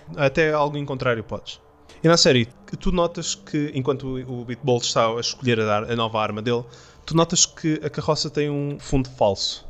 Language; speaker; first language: Portuguese; native; Portuguese